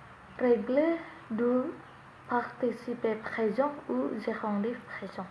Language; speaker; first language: French; non-native, learner; Indonesian